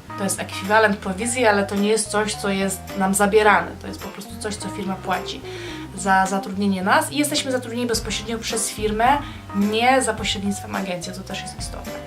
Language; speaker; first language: Polish; native; Polish